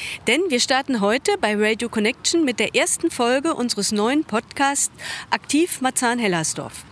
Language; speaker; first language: German; native; German